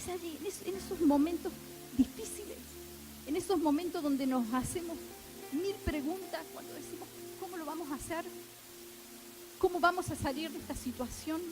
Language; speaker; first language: Spanish; native; Spanish